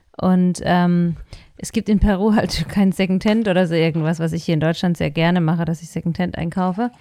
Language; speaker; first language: German; native; German